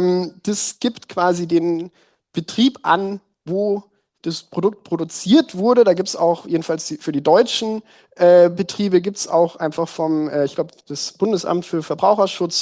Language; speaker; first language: German; native; German